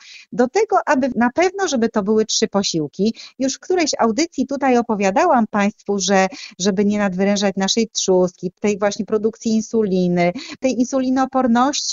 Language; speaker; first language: Polish; native; Polish